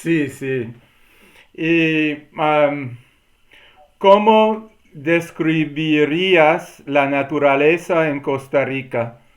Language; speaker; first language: Spanish; non-native, learner; English